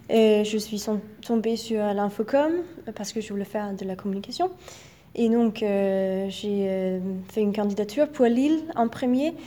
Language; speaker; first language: French; non-native, fluent; Danish